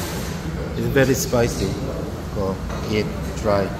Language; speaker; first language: English; non-native, learner; Korean